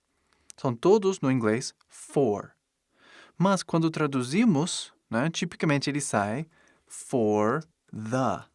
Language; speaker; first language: Portuguese; non-native, fluent; English